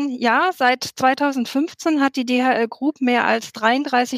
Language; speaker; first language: German; native; German